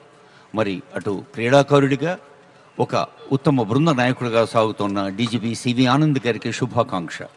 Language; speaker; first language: Telugu; native; Telugu